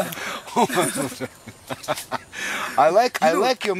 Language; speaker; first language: English; non-native, learner; Russian